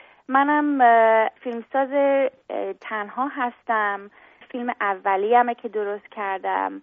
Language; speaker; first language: Persian; early bilingual, heritage; English